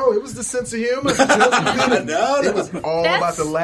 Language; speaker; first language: English; native; English